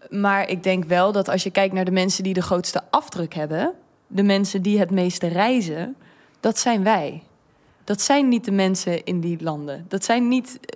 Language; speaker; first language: Dutch; early bilingual, heritage; Dutch